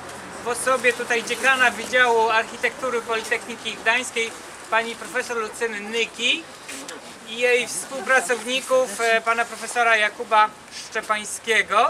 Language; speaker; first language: Polish; native; Polish